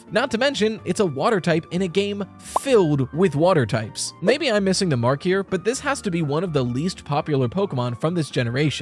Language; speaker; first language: English; native; English